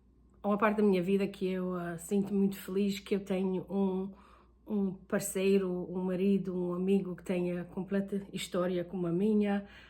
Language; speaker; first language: Portuguese; early bilingual, heritage; Portuguese